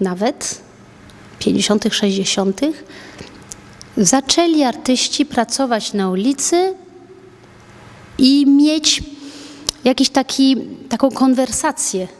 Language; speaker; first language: Polish; early bilingual, heritage; French